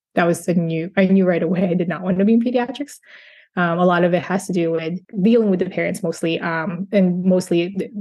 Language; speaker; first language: English; native; English